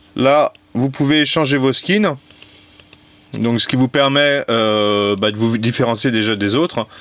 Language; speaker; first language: French; native; French